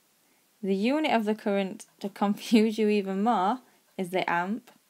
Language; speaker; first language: English; native; English